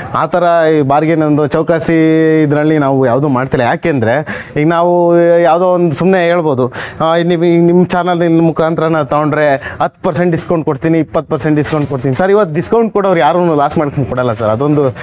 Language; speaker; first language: Kannada; native; Kannada